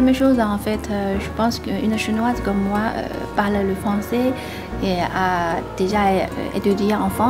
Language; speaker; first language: French; non-native, fluent; Chinese